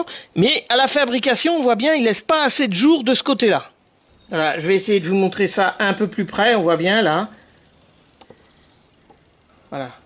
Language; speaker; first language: French; native; French